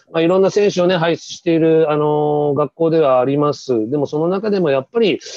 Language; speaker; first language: Japanese; native; Japanese